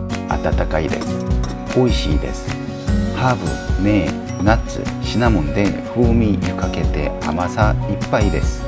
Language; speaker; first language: Japanese; non-native, learner; Korean